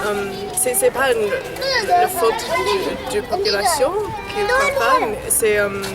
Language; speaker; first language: French; early bilingual, heritage; Chinese